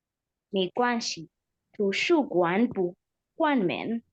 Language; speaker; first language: Chinese; non-native, learner; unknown